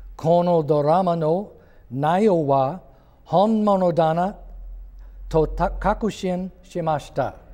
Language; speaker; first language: Japanese; non-native, learner; English